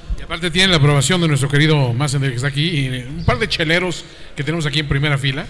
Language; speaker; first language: Spanish; native; Spanish